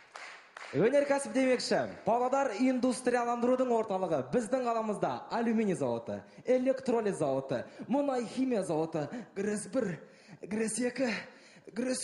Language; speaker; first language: Kazakh; native; Kazakh